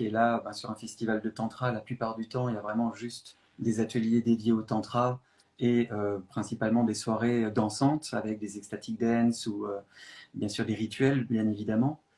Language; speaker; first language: French; native; French